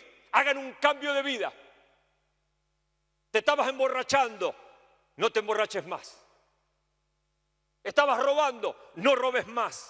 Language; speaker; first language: Spanish; native; Spanish